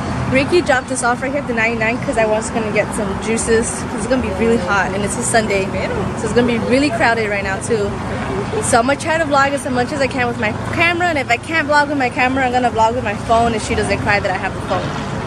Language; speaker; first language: English; early bilingual, other home language; Spanish